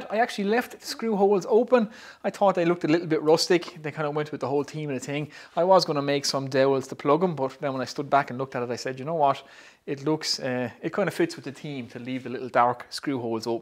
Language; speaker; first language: English; native; English